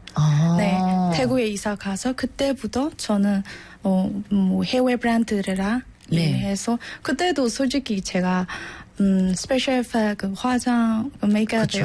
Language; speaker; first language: Korean; non-native, learner; Burmese